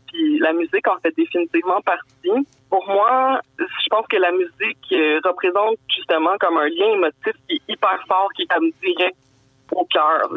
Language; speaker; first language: French; native; French